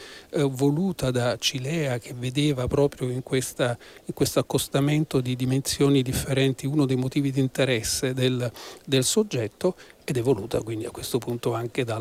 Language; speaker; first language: Italian; native; Italian